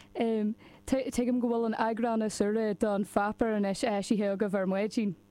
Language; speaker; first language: Irish; non-native, local second language; English